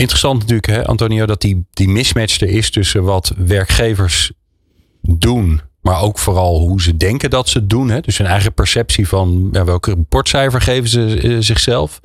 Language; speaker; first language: Dutch; native; Dutch